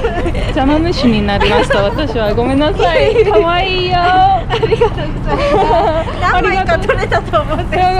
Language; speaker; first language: Japanese; non-native, learner; English